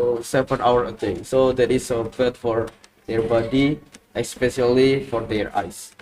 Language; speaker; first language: English; non-native, learner; Indonesian